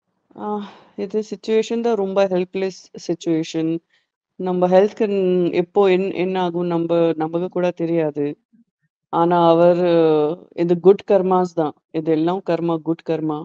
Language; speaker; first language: Tamil; non-native, fluent; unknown